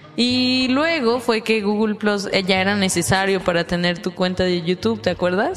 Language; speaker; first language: Spanish; native; Spanish